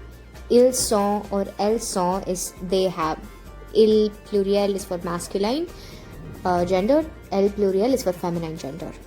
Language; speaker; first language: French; non-native, fluent; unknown